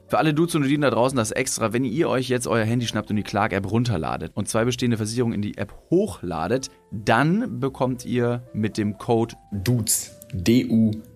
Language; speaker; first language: German; native; German